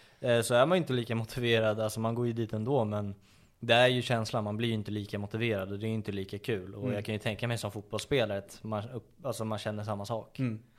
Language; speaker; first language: Swedish; native; Swedish